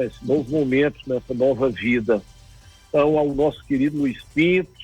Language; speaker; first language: Portuguese; native; Portuguese